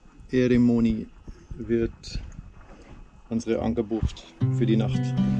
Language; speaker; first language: German; native; German